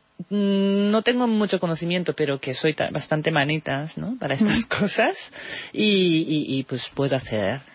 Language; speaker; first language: Spanish; non-native, fluent; Japanese